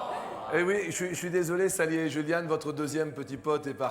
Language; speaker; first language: French; native; French